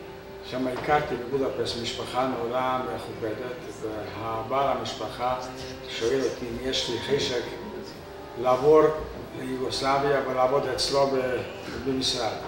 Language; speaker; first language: Hebrew; non-native, fluent; Hungarian